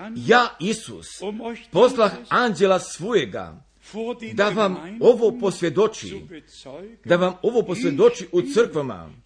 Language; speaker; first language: Croatian; early bilingual, heritage; Croatian